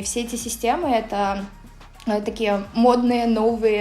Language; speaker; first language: Russian; native; Russian